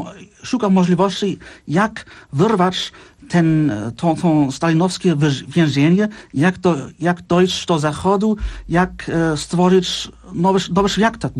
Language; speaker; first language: Polish; non-native, fluent; Czech